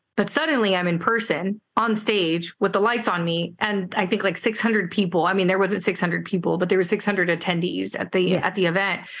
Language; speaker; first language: English; early bilingual, other home language; Spanish